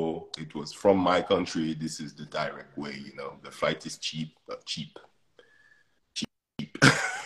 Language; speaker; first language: English; non-native, fluent; French